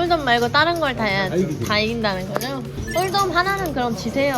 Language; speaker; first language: Korean; native; Korean